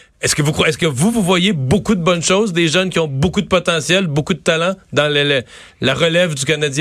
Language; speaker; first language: French; native; French